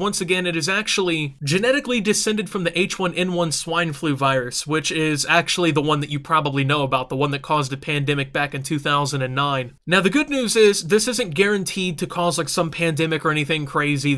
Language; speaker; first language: English; native; English